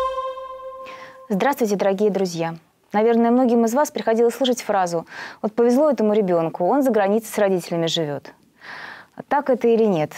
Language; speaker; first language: Russian; native; Russian